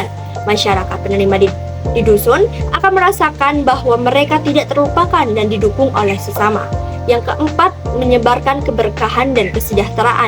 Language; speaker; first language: Indonesian; native; Indonesian